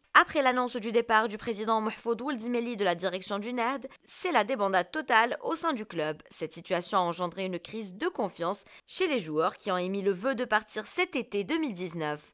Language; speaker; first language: French; non-native, local second language; Arabic